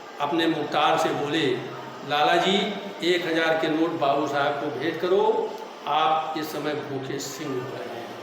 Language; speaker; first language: Hindi; native; Hindi